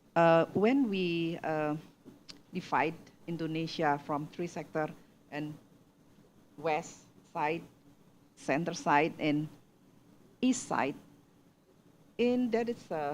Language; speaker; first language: English; non-native, learner; Indonesian